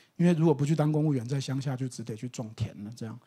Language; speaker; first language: Chinese; native; Chinese